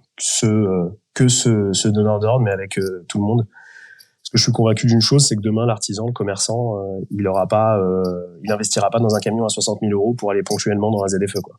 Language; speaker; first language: French; native; French